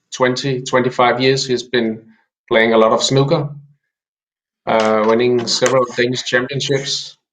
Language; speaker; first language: English; non-native, fluent; Danish